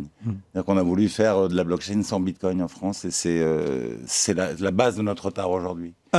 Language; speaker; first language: French; native; French